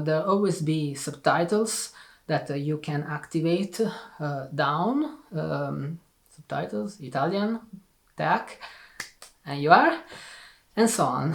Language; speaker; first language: English; non-native, learner; Italian